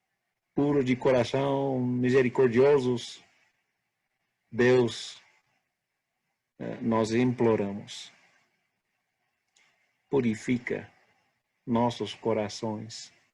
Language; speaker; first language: Portuguese; non-native, fluent; English